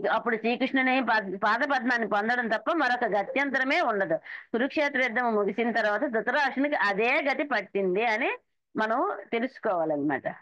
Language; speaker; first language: Telugu; native; Telugu